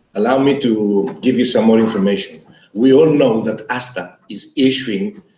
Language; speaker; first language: English; non-native, fluent; Greek